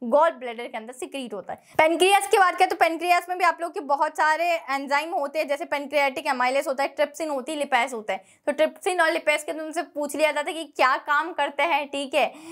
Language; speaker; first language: Hindi; native; Hindi